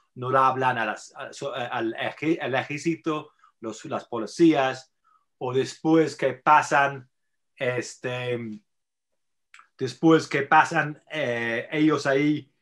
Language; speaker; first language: Spanish; non-native, fluent; English